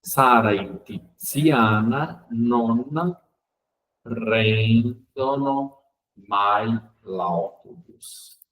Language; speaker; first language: Italian; non-native, fluent; Portuguese